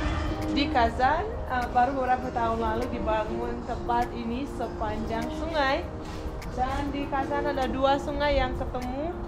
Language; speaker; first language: Indonesian; non-native, fluent; Russian